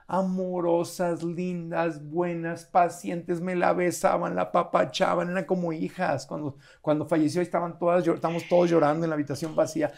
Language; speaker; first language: Spanish; native; Spanish